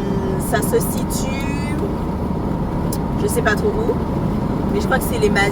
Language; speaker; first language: French; native; French